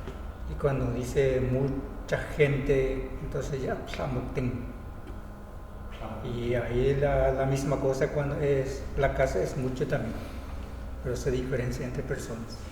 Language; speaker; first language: Spanish; non-native, local second language; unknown